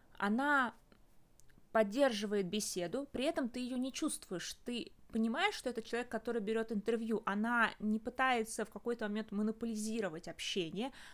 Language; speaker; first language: Russian; native; Russian